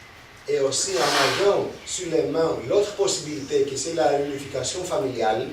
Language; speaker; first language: French; non-native, fluent; Greek